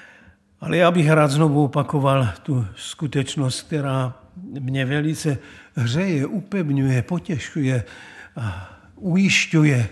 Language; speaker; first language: Czech; native; Czech